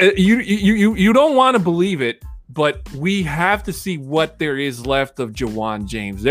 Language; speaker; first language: English; early bilingual, other home language; Spanish